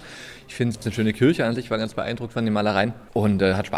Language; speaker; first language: German; native; German